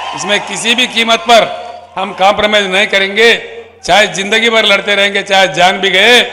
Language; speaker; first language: Hindi; non-native, local second language; Telugu